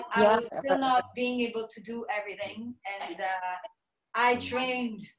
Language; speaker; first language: English; non-native, local second language; French